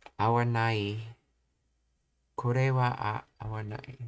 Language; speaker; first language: Japanese; non-native, learner; English